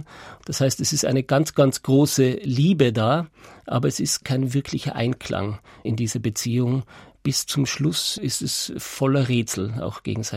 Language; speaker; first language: German; native; German